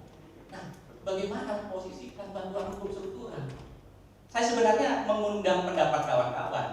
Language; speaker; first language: Indonesian; native; Indonesian